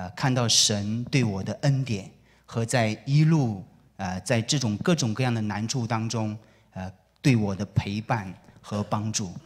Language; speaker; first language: Chinese; native; Chinese